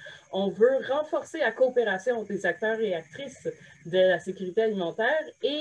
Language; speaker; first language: French; native; French